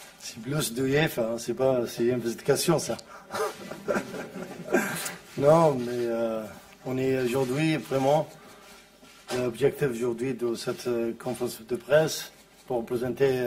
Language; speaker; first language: French; non-native, learner; Arabic